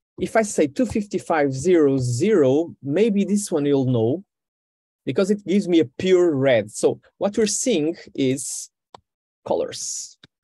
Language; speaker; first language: English; non-native, fluent; Portuguese